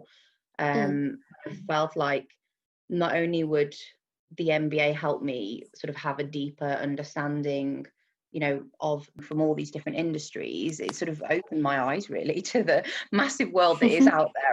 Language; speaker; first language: English; native; English